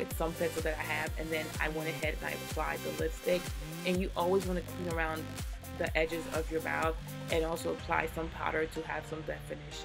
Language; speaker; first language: English; native; English